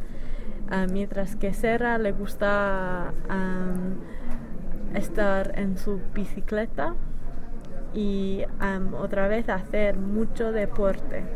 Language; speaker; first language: Spanish; non-native, learner; English